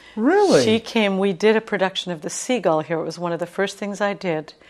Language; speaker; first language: English; native; English